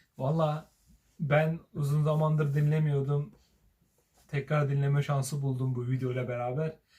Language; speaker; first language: Turkish; native; Turkish